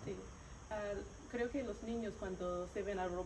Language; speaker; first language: Spanish; non-native, learner; English